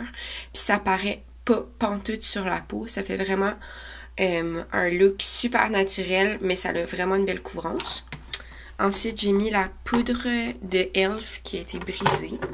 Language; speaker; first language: French; native; French